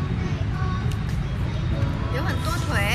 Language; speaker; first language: Chinese; non-native, fluent; Vietnamese